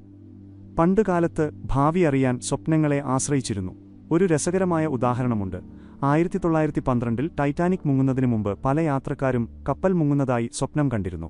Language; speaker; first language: Malayalam; native; Malayalam